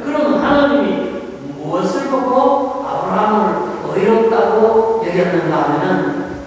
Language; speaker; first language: Korean; native; Korean